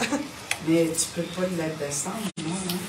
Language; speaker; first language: French; native; French